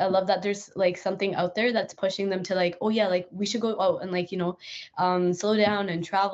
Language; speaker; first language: English; native; English